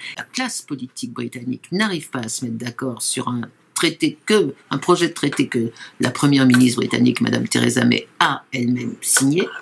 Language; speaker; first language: French; native; French